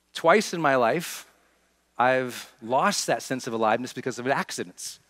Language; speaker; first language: English; native; English